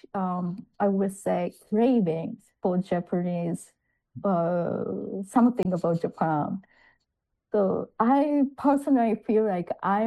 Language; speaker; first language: English; non-native, fluent; Japanese